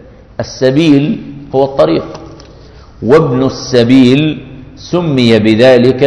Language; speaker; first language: Arabic; native; Arabic